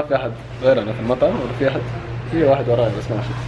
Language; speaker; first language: Arabic; native; Arabic